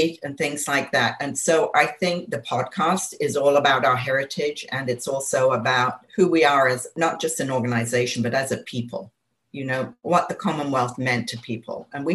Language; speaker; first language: English; native; English